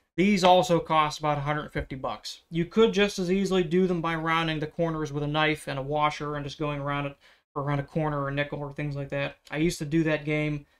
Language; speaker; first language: English; native; English